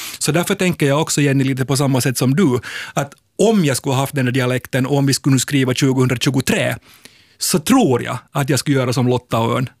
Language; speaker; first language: Swedish; native; Swedish